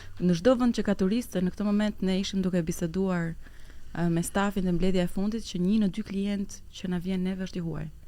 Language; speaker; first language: Albanian; early bilingual, heritage; Albanian